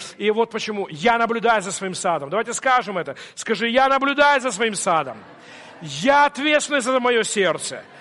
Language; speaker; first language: Russian; non-native, local second language; Ukrainian